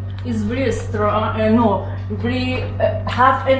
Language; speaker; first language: English; non-native, learner; Persian